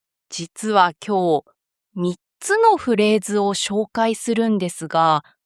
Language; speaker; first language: Japanese; non-native, fluent; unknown